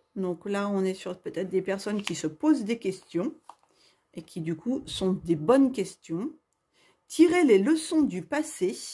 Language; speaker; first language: French; native; French